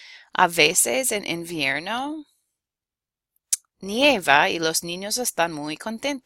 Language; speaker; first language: Spanish; non-native, fluent; English